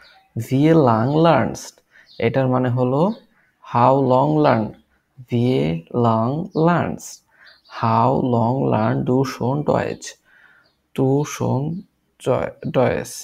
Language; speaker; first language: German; non-native, learner; Bangla